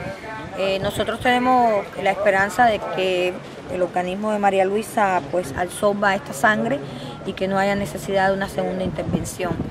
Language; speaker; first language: Spanish; native; Spanish